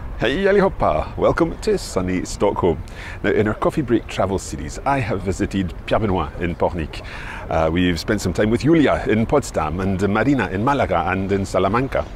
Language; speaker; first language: English; native; English